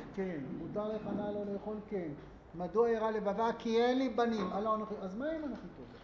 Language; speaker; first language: Hebrew; native; Hebrew